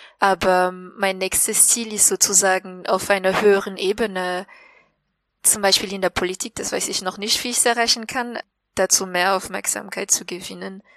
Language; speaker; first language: German; non-native, fluent; Malagasy